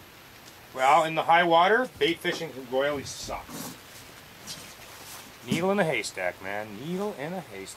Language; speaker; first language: English; native; English